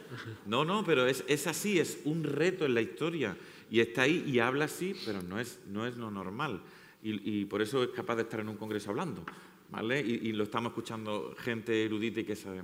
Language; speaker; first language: Spanish; native; Spanish